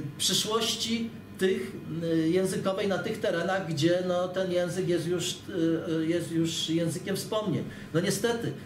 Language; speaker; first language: Polish; native; Polish